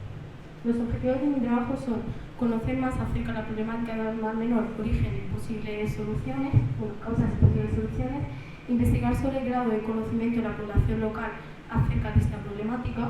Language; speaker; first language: Spanish; early bilingual, other home language; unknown